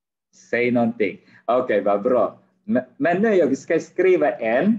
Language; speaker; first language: Swedish; non-native, fluent; Arabic